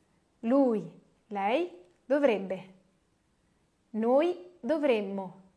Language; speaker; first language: Italian; non-native, fluent; French